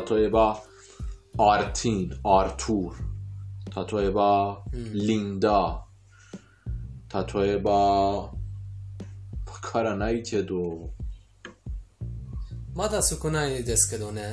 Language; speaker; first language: Japanese; non-native, fluent; Persian